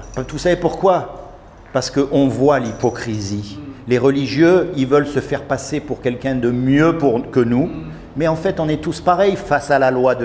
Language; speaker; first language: French; native; French